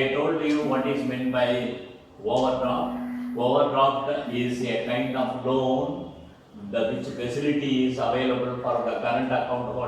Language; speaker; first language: English; non-native, local second language; Tamil